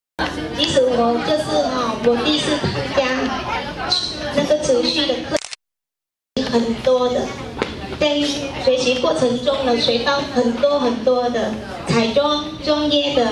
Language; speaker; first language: Chinese; non-native, fluent; Vietnamese